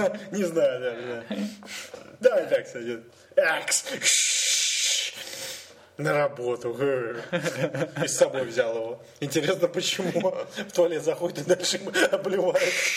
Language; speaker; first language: Russian; native; Russian